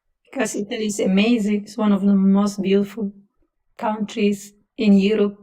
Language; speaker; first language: English; non-native, fluent; Italian